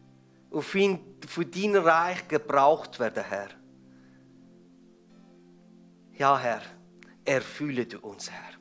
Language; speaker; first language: German; non-native, fluent; Persian